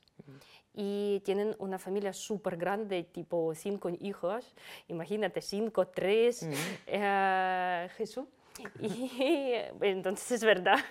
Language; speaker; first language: Spanish; non-native, fluent; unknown